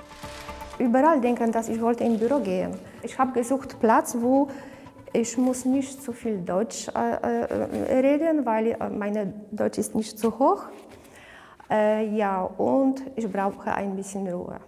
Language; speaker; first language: German; non-native, learner; Polish